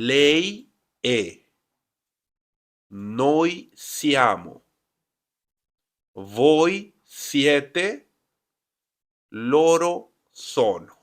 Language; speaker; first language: Italian; non-native, fluent; Spanish